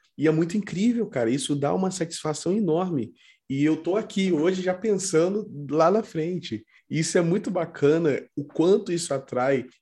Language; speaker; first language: Portuguese; native; Portuguese